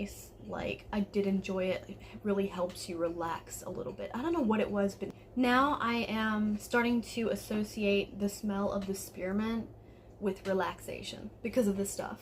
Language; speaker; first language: English; native; English